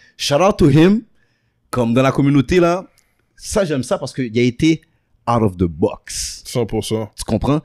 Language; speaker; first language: French; early bilingual, other home language; Haitian Creole